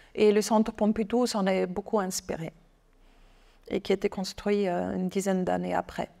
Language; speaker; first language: French; non-native, fluent; German